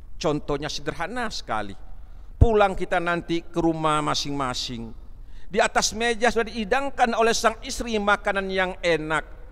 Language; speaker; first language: Malay; non-native, local second language; Achinese